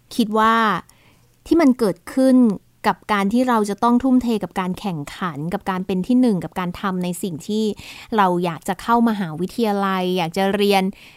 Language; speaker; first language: Thai; native; Thai